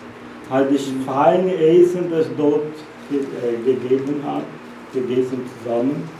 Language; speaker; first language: German; non-native, learner; Portuguese